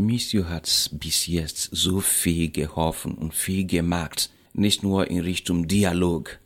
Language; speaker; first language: German; non-native, fluent; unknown